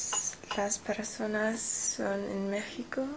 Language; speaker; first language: Spanish; non-native, learner; English